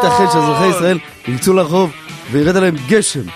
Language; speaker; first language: Hebrew; native; Hebrew